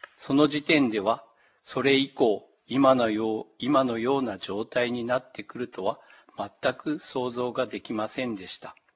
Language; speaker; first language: Japanese; native; Japanese